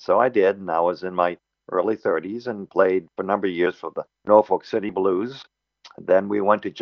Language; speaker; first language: English; native; English